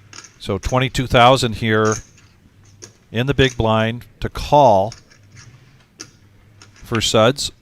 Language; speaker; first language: English; native; English